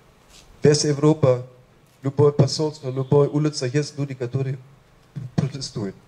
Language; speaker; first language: Russian; non-native, fluent; German